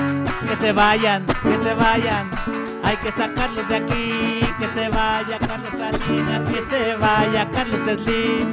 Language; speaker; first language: Spanish; native; Spanish